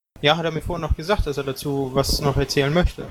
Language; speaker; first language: German; native; German